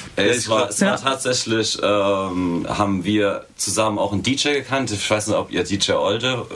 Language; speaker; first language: German; native; German